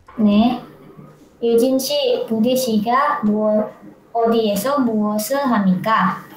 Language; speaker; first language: Korean; non-native, learner; Indonesian